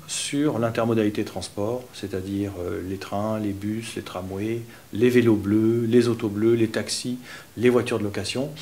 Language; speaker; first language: French; native; French